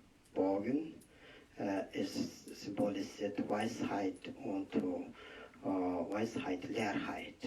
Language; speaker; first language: German; non-native, learner; Tibetan